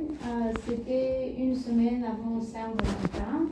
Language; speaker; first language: French; non-native, learner; Bulgarian